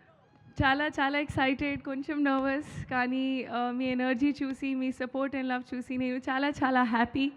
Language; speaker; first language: Telugu; non-native, learner; Hindi